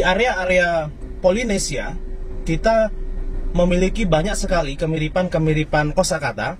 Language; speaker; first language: Indonesian; native; Indonesian